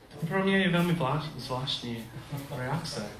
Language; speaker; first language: Czech; non-native, learner; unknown